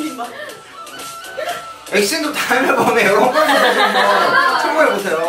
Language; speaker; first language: Korean; native; Korean